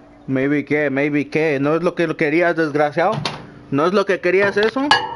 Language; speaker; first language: Spanish; early bilingual, heritage; Spanish